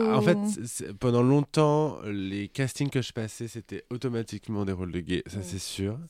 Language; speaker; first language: French; native; French